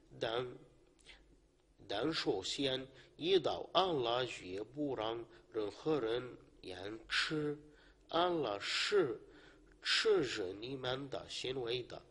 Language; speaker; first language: Chinese; non-native, learner; Arabic